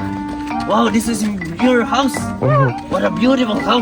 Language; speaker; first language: English; non-native, local second language; Filipino